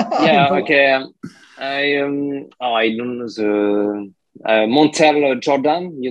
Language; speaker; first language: English; non-native, learner; French